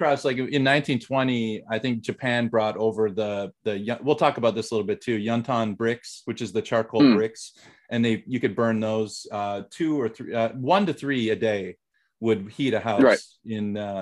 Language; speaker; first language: English; native; English